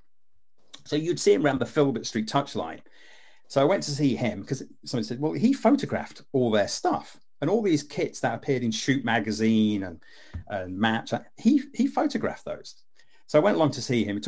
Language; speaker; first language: English; native; English